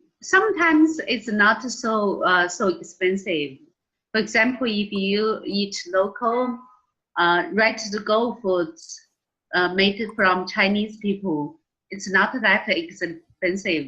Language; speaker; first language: English; non-native, learner; Chinese